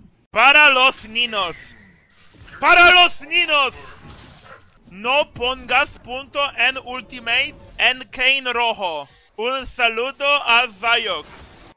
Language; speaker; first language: Spanish; non-native, learner; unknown